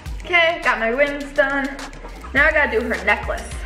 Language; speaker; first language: English; native; English